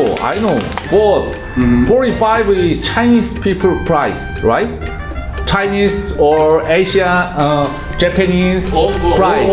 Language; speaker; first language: English; non-native, learner; Korean